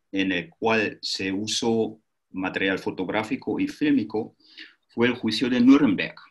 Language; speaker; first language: Spanish; non-native, fluent; German